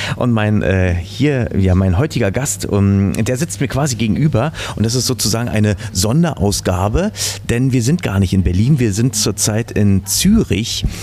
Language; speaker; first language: German; native; German